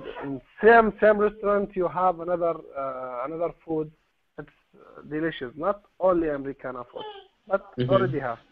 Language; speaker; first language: English; non-native, learner; Arabic